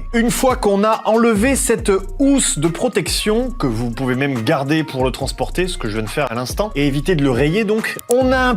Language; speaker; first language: French; native; French